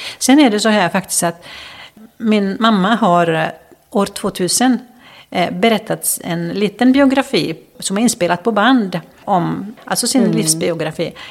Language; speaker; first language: Swedish; non-native, local second language; Finnish